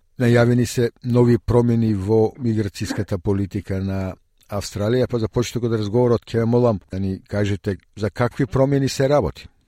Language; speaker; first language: Macedonian; early bilingual, heritage; Macedonian